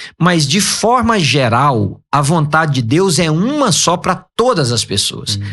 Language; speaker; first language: Portuguese; native; Portuguese